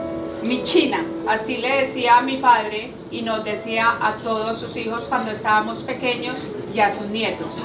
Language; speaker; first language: Spanish; native; Spanish